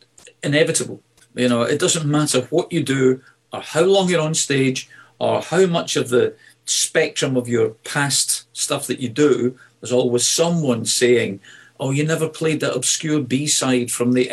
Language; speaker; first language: English; native; English